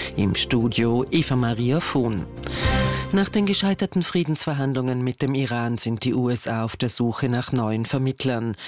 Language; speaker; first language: German; native; German